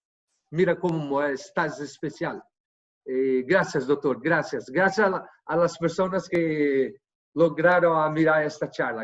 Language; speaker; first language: Spanish; non-native, fluent; Portuguese